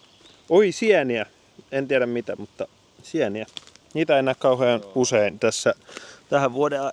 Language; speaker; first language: Finnish; native; Finnish